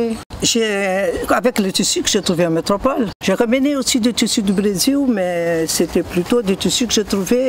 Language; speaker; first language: French; non-native, fluent; Portuguese